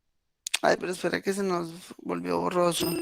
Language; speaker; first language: Spanish; native; Spanish